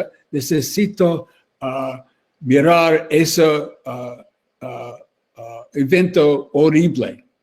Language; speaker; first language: Spanish; non-native, learner; English